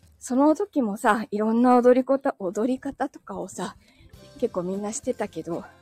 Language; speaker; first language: Japanese; native; Japanese